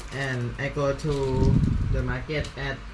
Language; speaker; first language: English; non-native, learner; Thai